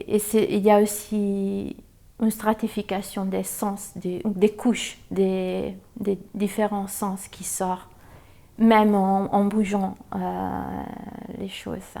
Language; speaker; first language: French; non-native, fluent; Italian